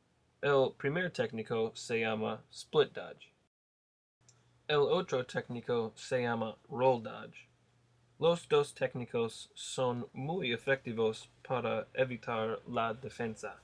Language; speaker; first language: Spanish; non-native, learner; English